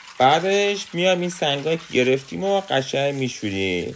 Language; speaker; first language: Persian; native; Persian